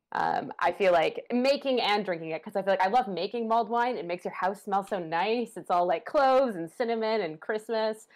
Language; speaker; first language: English; native; English